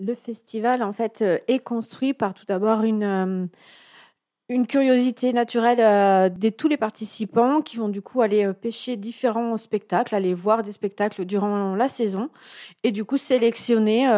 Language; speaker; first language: French; native; French